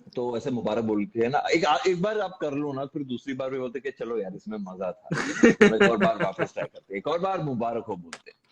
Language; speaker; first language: Hindi; native; Hindi